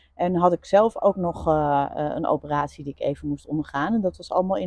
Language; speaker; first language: Dutch; native; Dutch